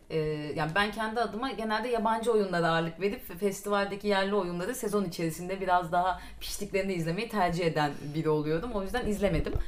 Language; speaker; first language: Turkish; native; Turkish